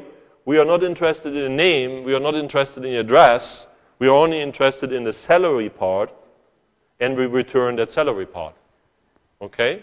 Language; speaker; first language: English; non-native, fluent; German